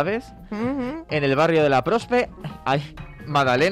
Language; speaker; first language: Spanish; native; Spanish